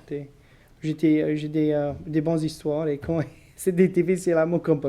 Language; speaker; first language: French; non-native, local second language; English